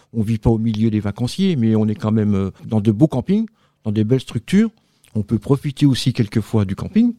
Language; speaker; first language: French; native; French